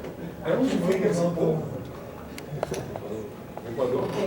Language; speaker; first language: Portuguese; non-native, fluent; Spanish